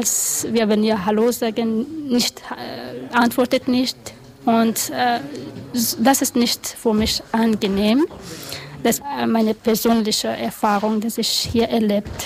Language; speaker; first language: German; non-native, learner; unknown